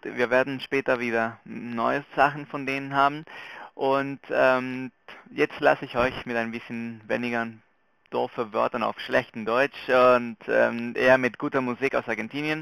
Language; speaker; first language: German; non-native, fluent; Spanish